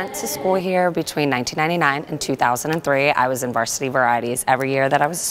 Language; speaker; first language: English; native; English